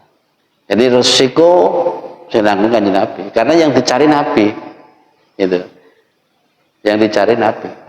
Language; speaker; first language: Indonesian; non-native, local second language; Javanese